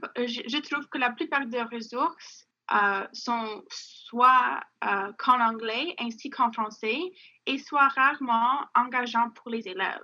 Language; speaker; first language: French; non-native, local second language; English